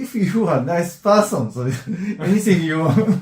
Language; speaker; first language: English; non-native, learner; Japanese